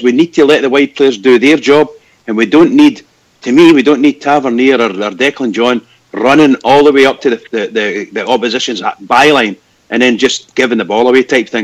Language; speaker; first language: English; native; English